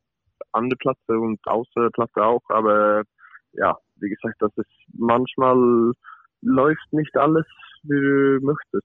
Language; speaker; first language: German; non-native, fluent; Swedish